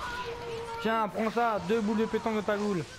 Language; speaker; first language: French; native; French